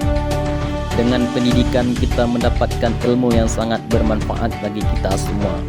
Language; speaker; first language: Indonesian; non-native, local second language; Achinese